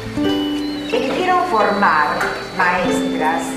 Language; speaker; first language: Spanish; native; Spanish